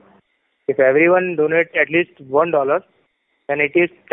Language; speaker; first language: English; non-native, local second language; Hindi